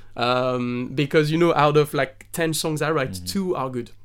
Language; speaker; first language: English; non-native, fluent; French